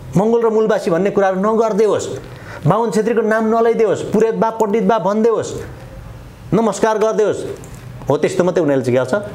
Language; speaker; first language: Nepali; non-native, local second language; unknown